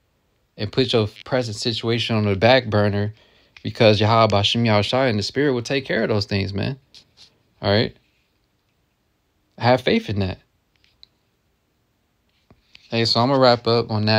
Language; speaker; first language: English; native; English